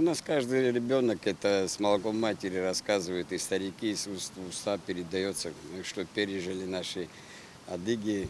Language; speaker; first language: Russian; non-native, local second language; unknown